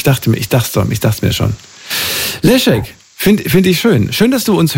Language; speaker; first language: German; native; German